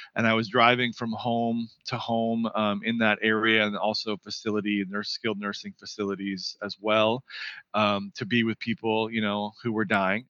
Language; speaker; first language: English; native; English